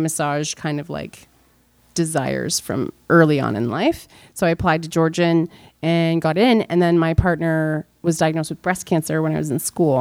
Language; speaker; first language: English; non-native, fluent; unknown